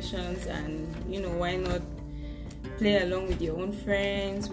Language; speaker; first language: English; non-native, local second language; French